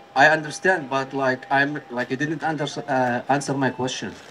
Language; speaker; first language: English; non-native, fluent; Arabic